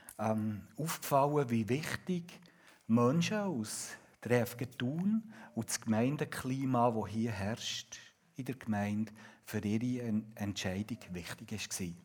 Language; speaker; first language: German; native; German